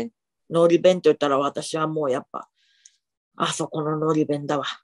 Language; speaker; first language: Japanese; native; Japanese